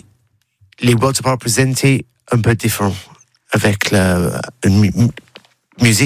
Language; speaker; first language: French; non-native, learner; English